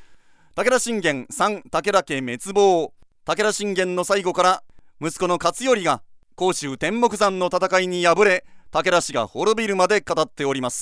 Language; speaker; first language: Japanese; native; Japanese